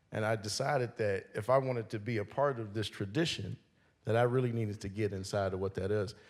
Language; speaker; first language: English; native; English